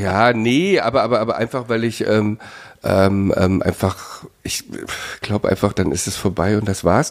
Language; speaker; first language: German; native; German